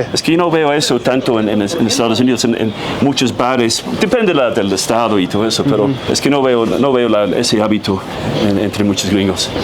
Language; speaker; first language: Spanish; non-native, fluent; English